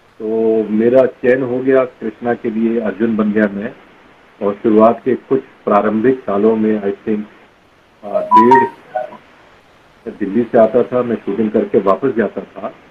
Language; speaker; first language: Hindi; native; Hindi